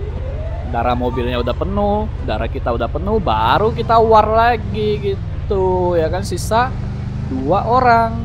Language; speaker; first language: Indonesian; native; Indonesian